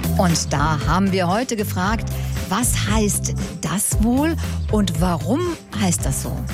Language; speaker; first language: German; native; German